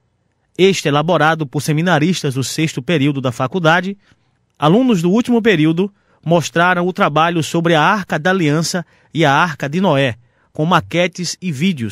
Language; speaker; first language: Portuguese; native; Portuguese